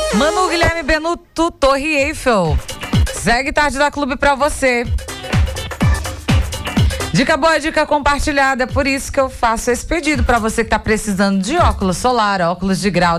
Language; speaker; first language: Portuguese; native; Portuguese